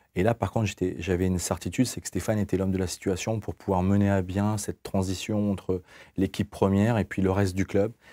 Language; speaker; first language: French; native; French